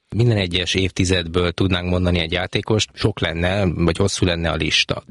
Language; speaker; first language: Hungarian; native; Hungarian